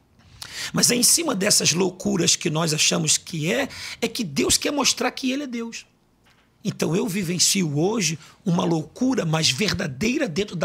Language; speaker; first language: Portuguese; native; Portuguese